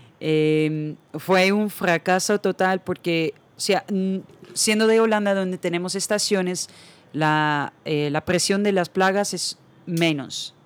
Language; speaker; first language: Spanish; non-native, fluent; Dutch